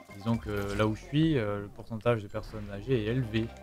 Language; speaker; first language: French; native; French